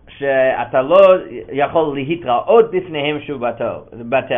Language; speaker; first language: Hebrew; non-native, fluent; English